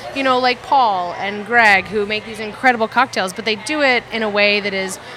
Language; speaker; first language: English; native; English